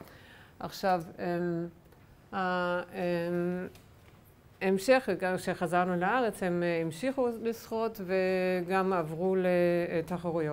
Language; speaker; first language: Hebrew; non-native, fluent; German